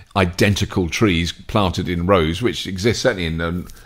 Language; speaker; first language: English; native; English